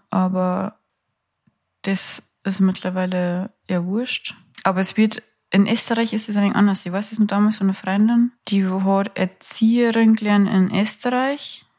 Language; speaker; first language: German; native; German